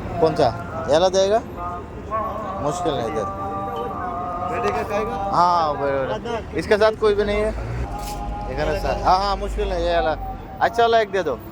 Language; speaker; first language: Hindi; non-native, learner; Bangla